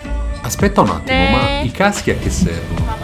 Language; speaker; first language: Italian; native; Italian